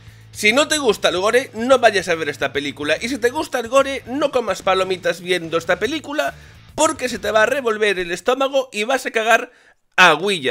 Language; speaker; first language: Spanish; native; Spanish